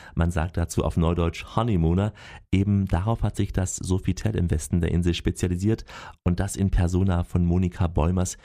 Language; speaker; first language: German; native; German